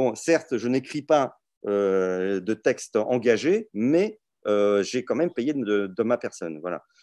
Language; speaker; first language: French; early bilingual, other home language; Russian